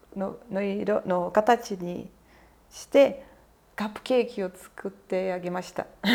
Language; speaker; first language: Japanese; non-native, learner; Portuguese